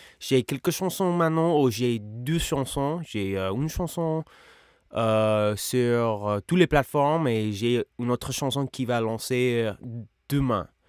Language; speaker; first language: French; non-native, learner; English